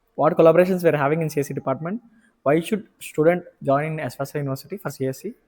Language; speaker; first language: English; non-native, local second language; Telugu